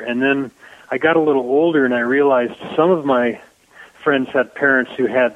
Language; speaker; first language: English; native; English